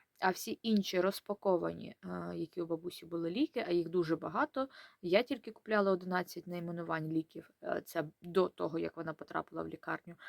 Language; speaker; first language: Ukrainian; non-native, local second language; Russian